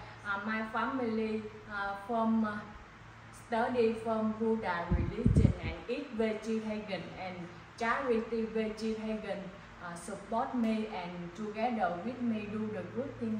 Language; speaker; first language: English; non-native, learner; Vietnamese